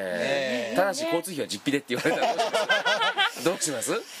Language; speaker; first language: Japanese; native; Japanese